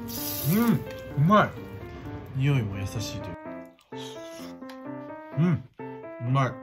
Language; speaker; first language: Japanese; native; Japanese